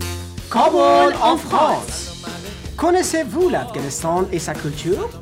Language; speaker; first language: French; non-native, learner; Persian